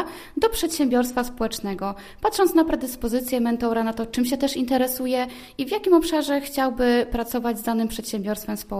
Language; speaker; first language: Polish; native; Polish